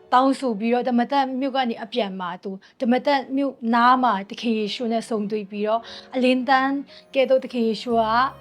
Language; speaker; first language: Burmese; non-native, local second language; Tedim Chin